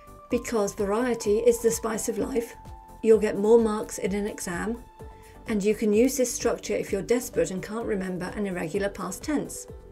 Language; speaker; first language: English; native; English